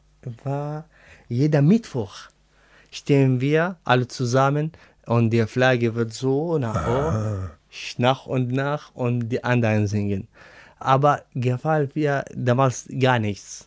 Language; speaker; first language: German; non-native, learner; Arabic